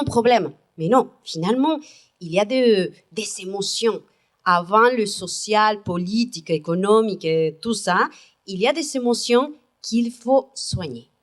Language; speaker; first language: French; non-native, fluent; Spanish